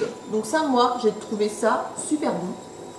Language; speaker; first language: French; native; French